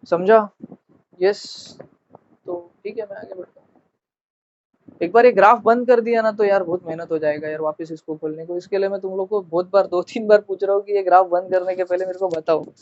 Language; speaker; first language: Hindi; non-native, local second language; Marathi